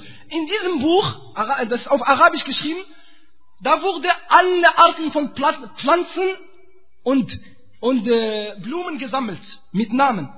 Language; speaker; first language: German; non-native, fluent; Arabic